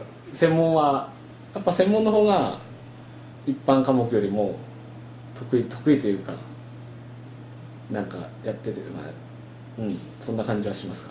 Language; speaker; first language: Japanese; native; Japanese